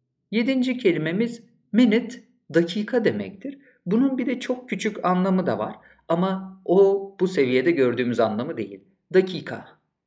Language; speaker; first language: Turkish; native; Turkish